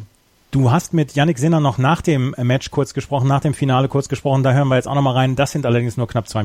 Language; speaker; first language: German; native; German